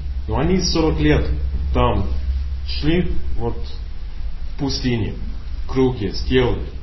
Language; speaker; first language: Russian; non-native, learner; English